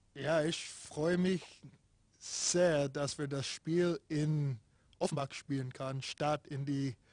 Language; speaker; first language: German; non-native, fluent; English